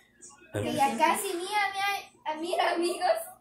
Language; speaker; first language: Spanish; early bilingual, heritage; Spanish